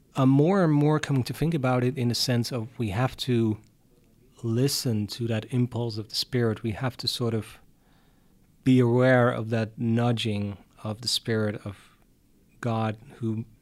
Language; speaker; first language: English; non-native, fluent; Dutch